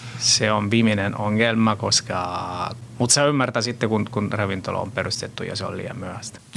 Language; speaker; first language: Finnish; non-native, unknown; Italian